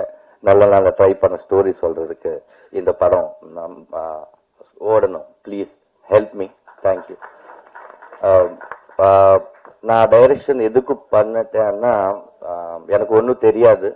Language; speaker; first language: Tamil; non-native, learner; Telugu